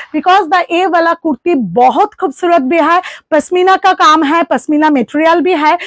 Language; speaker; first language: Hindi; non-native, local second language; Bangla